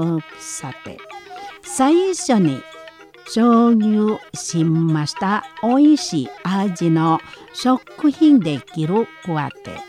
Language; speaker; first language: Japanese; non-native, fluent; Indonesian